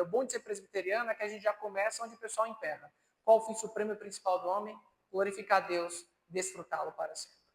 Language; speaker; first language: Portuguese; native; Portuguese